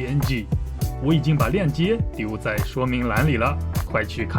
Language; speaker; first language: Chinese; native; Chinese